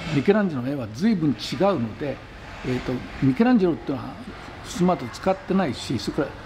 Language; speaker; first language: Japanese; native; Japanese